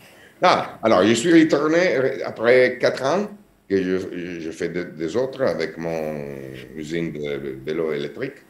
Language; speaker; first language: French; non-native, learner; Italian